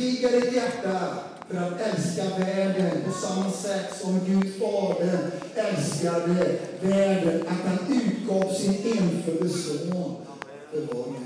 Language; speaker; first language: Swedish; non-native, fluent; Portuguese